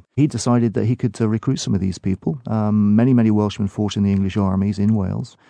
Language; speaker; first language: English; native; English